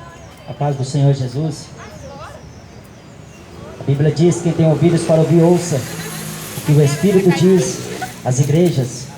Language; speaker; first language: Portuguese; native; Portuguese